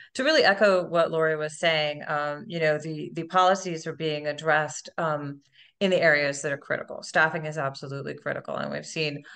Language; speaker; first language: English; native; English